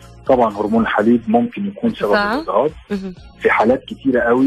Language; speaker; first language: Arabic; native; Arabic